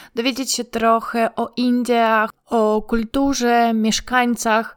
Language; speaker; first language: Polish; non-native, fluent; Ukrainian